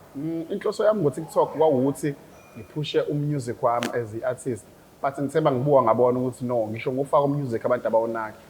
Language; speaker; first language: Zulu; native; Zulu